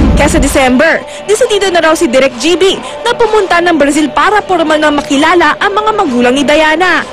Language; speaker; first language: Filipino; native; Filipino